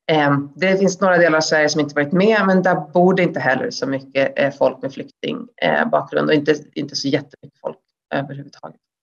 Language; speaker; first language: Swedish; native; Swedish